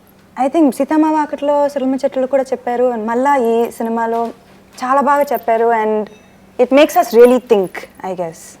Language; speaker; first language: Telugu; non-native, fluent; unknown